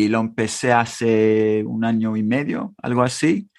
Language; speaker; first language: Spanish; non-native, fluent; English